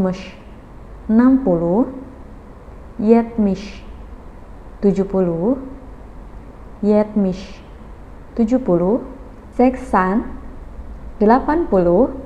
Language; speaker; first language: Turkish; non-native, fluent; Indonesian